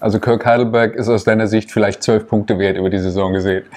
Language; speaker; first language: German; native; German